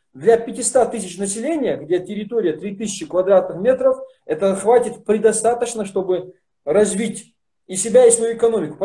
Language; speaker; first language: Russian; non-native, local second language; Ingush